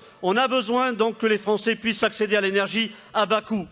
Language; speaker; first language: French; native; French